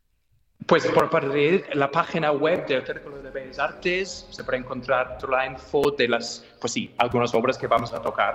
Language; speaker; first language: Spanish; non-native, fluent; English